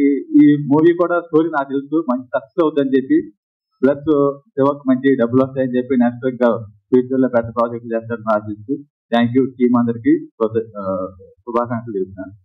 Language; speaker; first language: Telugu; native; Telugu